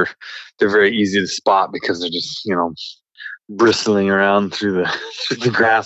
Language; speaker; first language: English; native; English